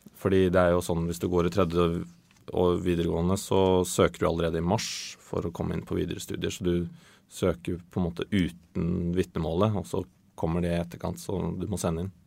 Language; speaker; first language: Norwegian; early bilingual, other home language; Swedish